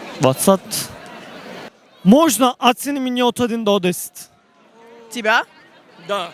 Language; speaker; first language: Russian; non-native, learner; Turkish